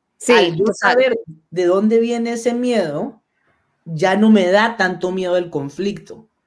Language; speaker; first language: Spanish; native; Spanish